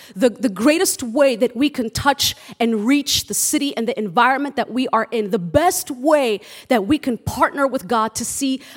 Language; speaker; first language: English; early bilingual, other home language; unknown